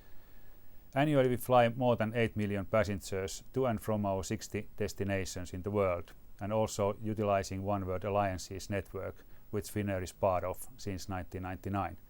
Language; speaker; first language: English; non-native, fluent; Finnish